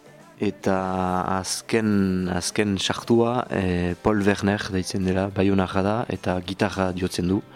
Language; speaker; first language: Basque; non-native, learner; French